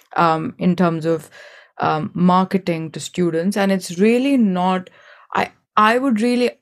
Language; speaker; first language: English; non-native, local second language; Hindi